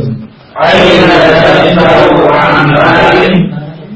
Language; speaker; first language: Arabic; non-native, learner; Indonesian